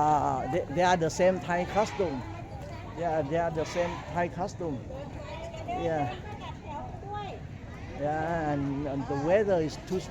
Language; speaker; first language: English; non-native, learner; Thai